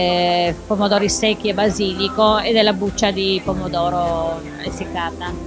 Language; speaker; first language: Italian; native; Italian